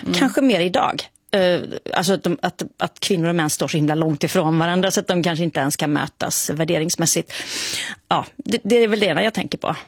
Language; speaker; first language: Swedish; native; Swedish